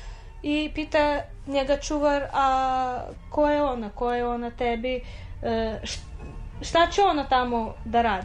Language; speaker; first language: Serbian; non-native, fluent; Russian